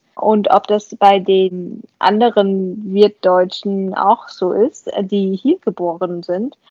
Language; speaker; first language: German; early bilingual, other home language; Vietnamese